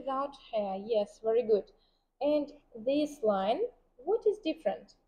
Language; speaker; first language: English; non-native, fluent; Vietnamese